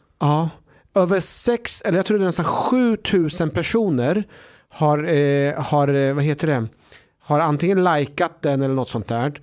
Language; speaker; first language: Swedish; early bilingual, other home language; Somali